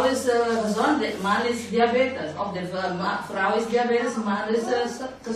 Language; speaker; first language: Dutch; non-native, learner; Indonesian